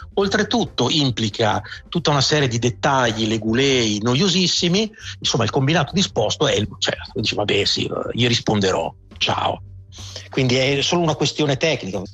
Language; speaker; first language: Italian; native; Italian